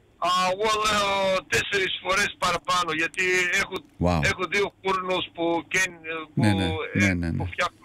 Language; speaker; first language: Greek; early bilingual, heritage; Greek